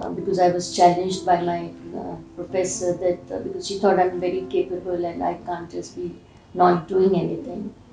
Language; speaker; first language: English; non-native, local second language; Hindi